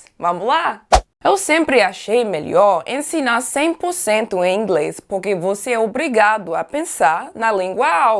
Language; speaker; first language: Portuguese; non-native, fluent; English